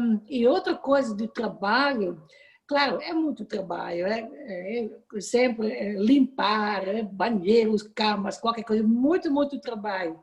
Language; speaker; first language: Portuguese; non-native, fluent; Dutch